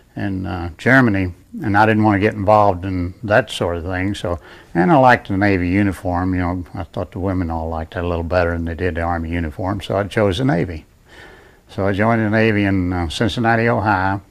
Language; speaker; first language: English; native; English